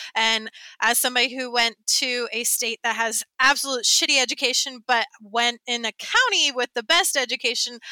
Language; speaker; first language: English; native; English